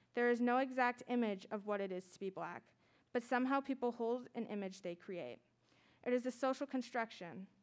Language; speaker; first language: English; native; English